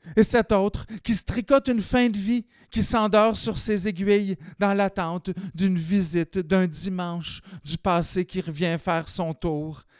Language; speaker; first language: French; native; French